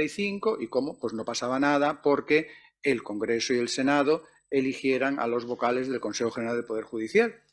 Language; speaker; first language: Spanish; native; Spanish